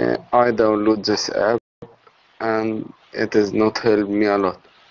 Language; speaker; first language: English; non-native, learner; Arabic